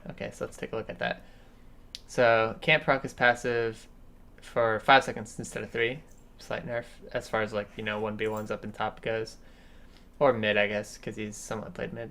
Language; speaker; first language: English; native; English